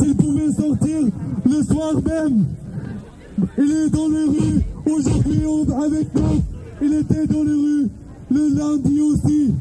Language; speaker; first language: French; non-native, local second language; Turkish